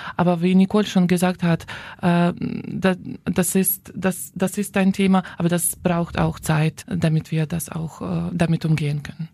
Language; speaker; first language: German; non-native, fluent; Ukrainian